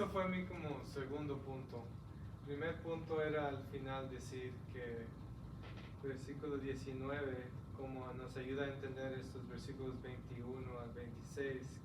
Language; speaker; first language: Spanish; early bilingual, heritage; Spanish